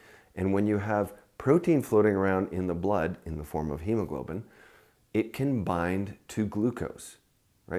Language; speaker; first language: English; native; English